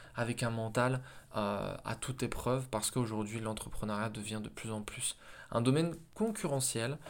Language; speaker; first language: French; native; French